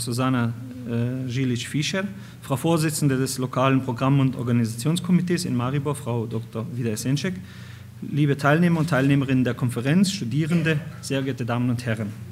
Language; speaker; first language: German; non-native, fluent; Slovenian